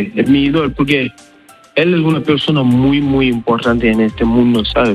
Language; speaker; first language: Spanish; non-native, learner; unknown